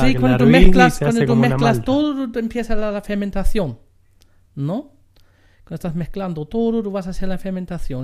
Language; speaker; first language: Spanish; non-native, learner; German